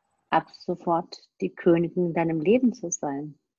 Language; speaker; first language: German; native; German